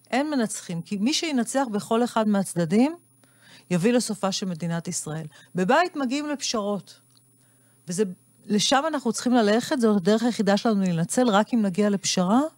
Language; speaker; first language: Hebrew; native; Hebrew